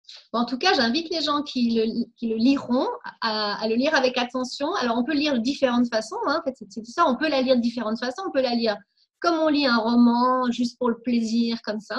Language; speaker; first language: French; native; French